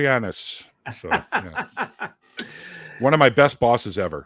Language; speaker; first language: English; native; English